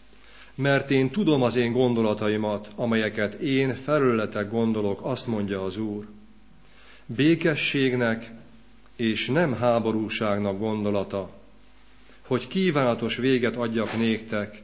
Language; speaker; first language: Hungarian; native; Hungarian